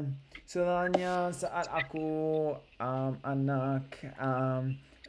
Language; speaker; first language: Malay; non-native, learner; English